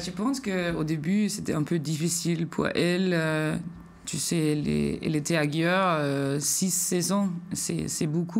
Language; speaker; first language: French; non-native, fluent; Danish